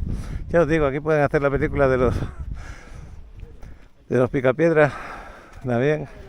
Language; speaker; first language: Spanish; native; Spanish